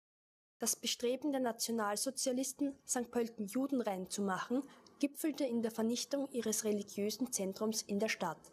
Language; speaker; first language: German; native; German